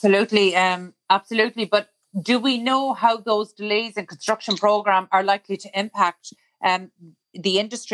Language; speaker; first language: English; native; English